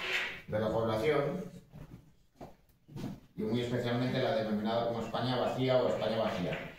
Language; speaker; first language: Spanish; native; Spanish